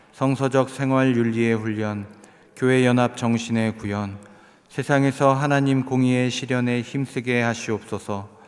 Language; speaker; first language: Korean; native; Korean